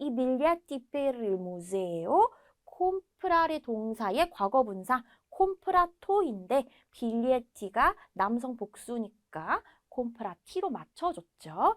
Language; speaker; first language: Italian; non-native, fluent; Korean